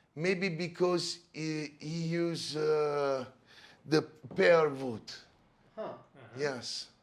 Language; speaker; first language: English; non-native, learner; Italian